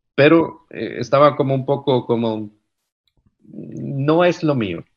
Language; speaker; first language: Spanish; native; Spanish